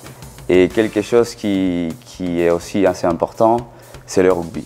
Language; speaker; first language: French; non-native, fluent; Spanish